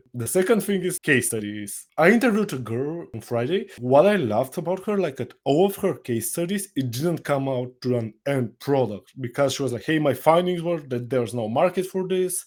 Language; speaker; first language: English; non-native, fluent; Bulgarian